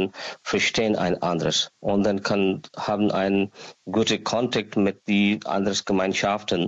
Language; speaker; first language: German; non-native, learner; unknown